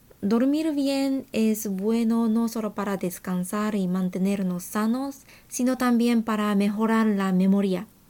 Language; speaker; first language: Spanish; non-native, fluent; Japanese